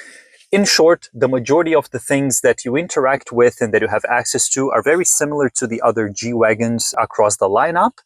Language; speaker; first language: English; native; English